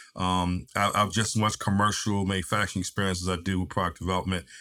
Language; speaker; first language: English; native; English